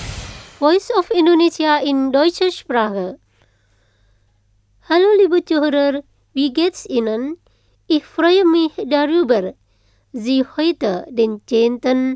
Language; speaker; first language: German; non-native, fluent; Indonesian